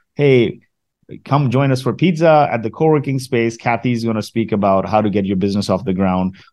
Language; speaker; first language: English; early bilingual, other home language; Arabic